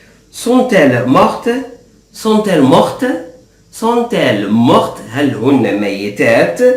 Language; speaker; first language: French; non-native, fluent; Arabic